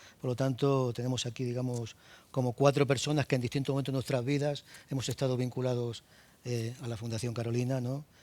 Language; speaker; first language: Spanish; native; Spanish